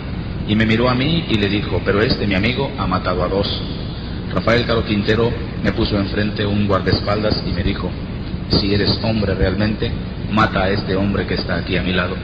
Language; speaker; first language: Spanish; native; Spanish